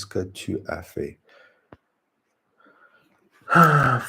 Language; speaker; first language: French; non-native, learner; English